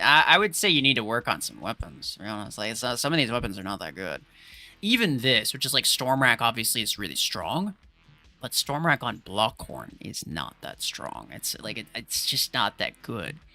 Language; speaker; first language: English; native; English